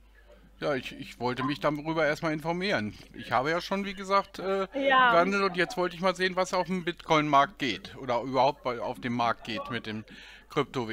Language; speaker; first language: German; native; German